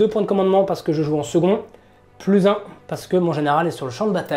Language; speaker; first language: French; native; French